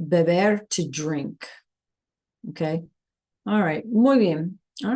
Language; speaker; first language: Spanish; non-native, fluent; English